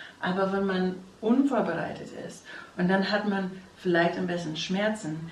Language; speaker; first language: German; non-native, fluent; English